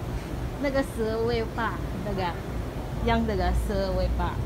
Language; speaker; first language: Chinese; non-native, learner; Filipino